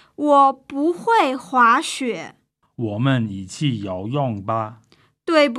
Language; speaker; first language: Chinese; non-native, learner; Slovenian